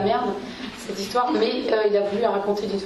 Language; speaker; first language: French; native; French